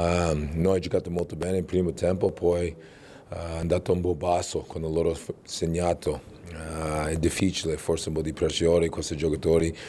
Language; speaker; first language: Italian; non-native, fluent; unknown